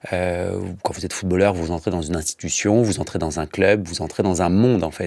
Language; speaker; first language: French; native; French